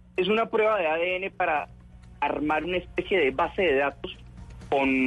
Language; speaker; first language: Spanish; native; Spanish